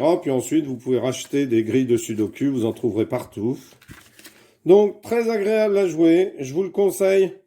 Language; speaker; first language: French; native; French